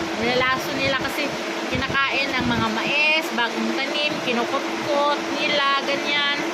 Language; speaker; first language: Filipino; native; Filipino